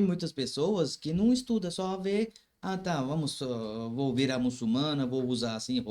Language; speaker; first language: Portuguese; non-native, learner; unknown